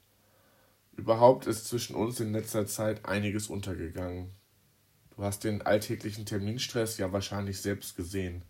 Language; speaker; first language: German; native; German